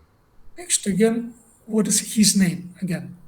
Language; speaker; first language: English; non-native, learner; Russian